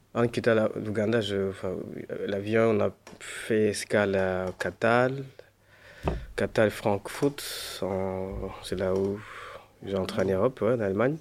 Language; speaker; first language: French; non-native, learner; Kinyarwanda